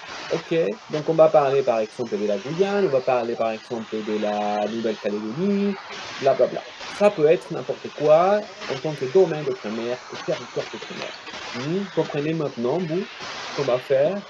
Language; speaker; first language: French; non-native, fluent; Spanish